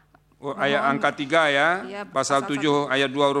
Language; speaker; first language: Indonesian; native; Indonesian